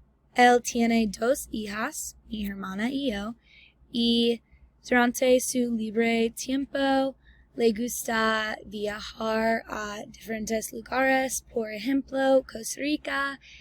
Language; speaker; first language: Spanish; non-native, learner; English